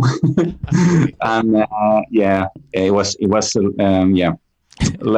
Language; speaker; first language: English; non-native, fluent; Spanish